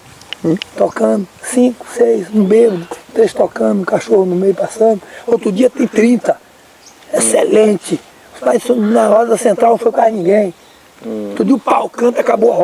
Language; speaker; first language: Portuguese; native; Portuguese